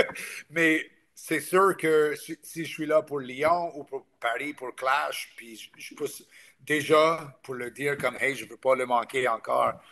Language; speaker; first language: French; non-native, local second language; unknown